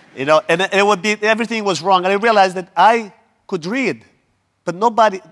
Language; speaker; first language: English; non-native, fluent; Portuguese